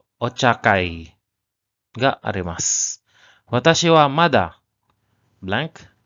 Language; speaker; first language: Japanese; non-native, learner; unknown